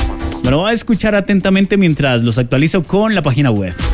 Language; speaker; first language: Spanish; native; Spanish